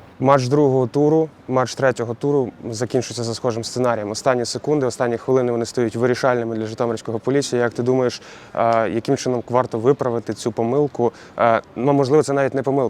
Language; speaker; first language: Ukrainian; native; Ukrainian